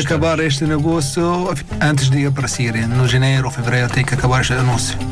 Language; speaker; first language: Portuguese; non-native, learner; Arabic